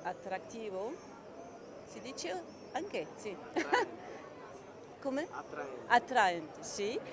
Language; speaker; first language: Italian; non-native, learner; French